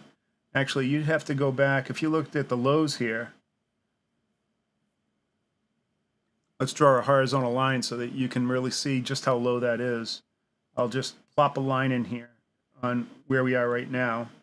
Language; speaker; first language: English; native; English